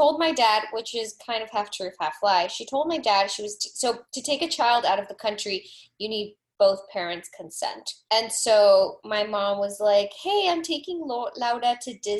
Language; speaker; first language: English; early bilingual, other home language; Spanish